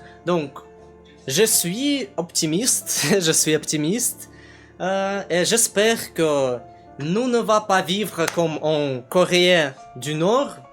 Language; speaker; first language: French; non-native, learner; Russian